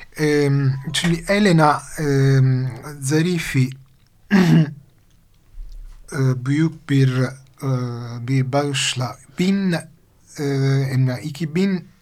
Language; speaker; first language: Turkish; non-native, fluent; Italian